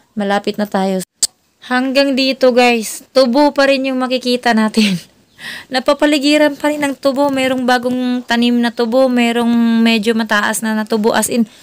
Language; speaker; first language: Filipino; native; Filipino